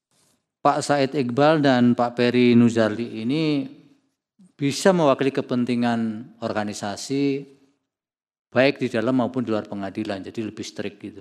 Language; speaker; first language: Indonesian; native; Indonesian